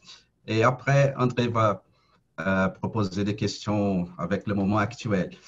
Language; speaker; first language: French; non-native, fluent; Portuguese